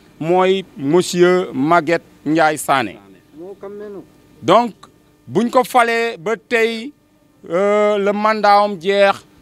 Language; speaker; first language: Wolof; non-native, local second language; Jola-Fonyi